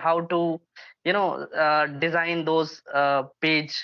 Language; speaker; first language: English; non-native, local second language; Hindi